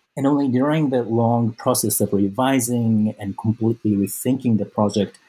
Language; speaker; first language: English; non-native, fluent; Japanese